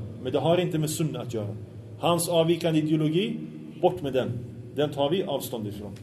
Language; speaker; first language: Swedish; early bilingual, other home language; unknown